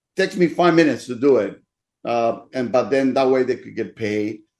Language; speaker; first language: English; non-native, fluent; Spanish